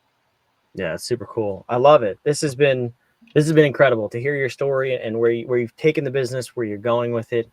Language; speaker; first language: English; native; English